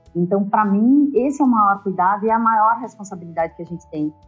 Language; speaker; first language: Portuguese; native; Portuguese